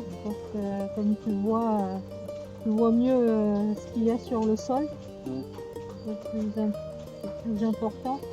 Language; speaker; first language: French; native; French